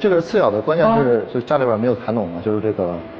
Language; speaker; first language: Chinese; native; Chinese